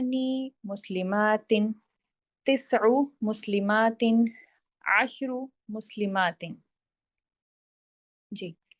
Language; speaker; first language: Arabic; non-native, learner; Urdu